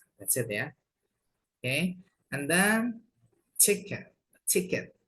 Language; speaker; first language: English; non-native, fluent; Indonesian